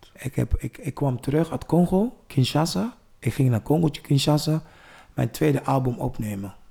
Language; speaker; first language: Dutch; non-native, fluent; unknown